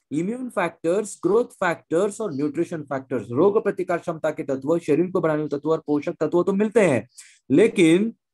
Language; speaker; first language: Hindi; non-native, local second language; Marathi